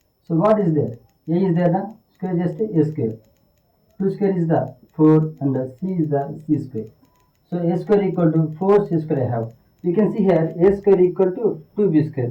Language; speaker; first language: English; non-native, local second language; Telugu